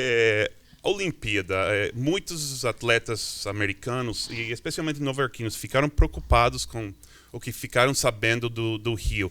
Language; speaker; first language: Portuguese; non-native, fluent; English